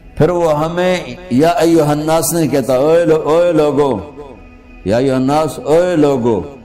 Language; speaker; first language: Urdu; non-native, local second language; Punjabi